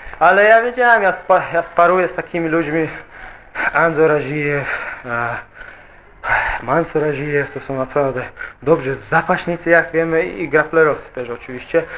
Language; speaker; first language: Polish; non-native, fluent; Chechen